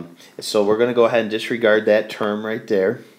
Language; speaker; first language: English; native; English